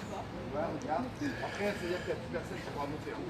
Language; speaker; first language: French; native; French